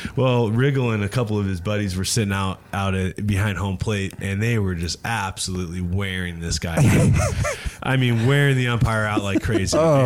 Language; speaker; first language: English; native; English